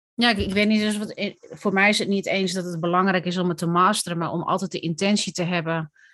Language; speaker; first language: Dutch; native; Dutch